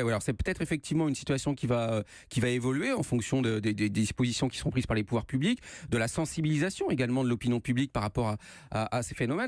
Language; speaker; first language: French; native; French